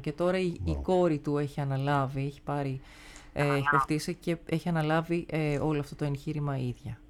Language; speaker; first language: Greek; native; Greek